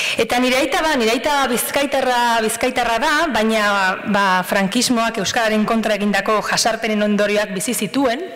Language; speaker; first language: Basque; non-native, local second language; Spanish